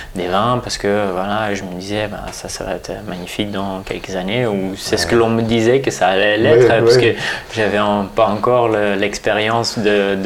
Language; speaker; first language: French; non-native, fluent; Dutch